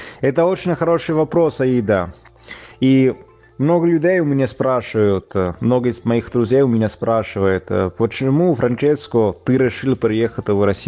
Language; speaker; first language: Russian; non-native, fluent; Italian